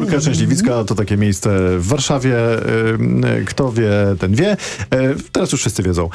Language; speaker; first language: Polish; native; Polish